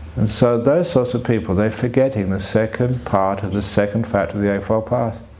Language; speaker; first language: English; native; English